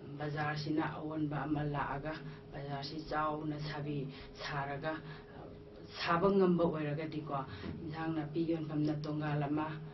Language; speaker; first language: Manipuri; native; Manipuri